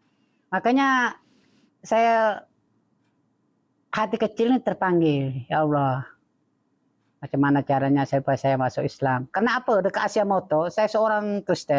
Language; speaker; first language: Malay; non-native, fluent; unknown